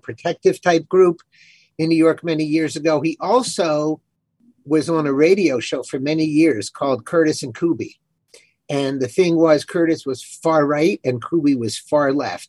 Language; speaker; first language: English; native; English